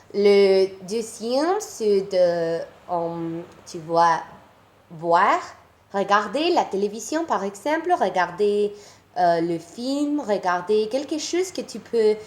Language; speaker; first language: French; non-native, learner; Spanish